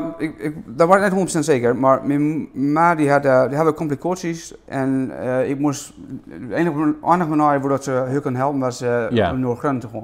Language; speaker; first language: Dutch; native; Dutch